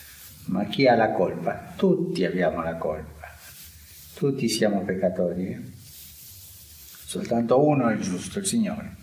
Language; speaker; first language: Italian; non-native, fluent; Spanish